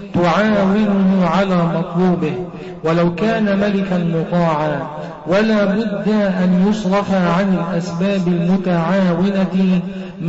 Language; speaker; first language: Arabic; native; Arabic